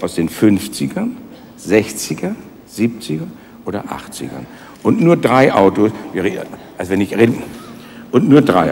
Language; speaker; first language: German; native; German